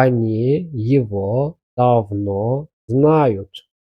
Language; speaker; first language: Russian; non-native, fluent; Azerbaijani